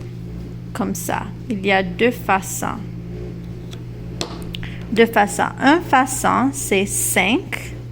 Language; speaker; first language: French; non-native, local second language; English